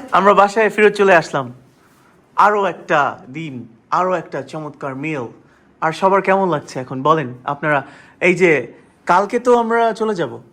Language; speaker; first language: Bangla; native; Bangla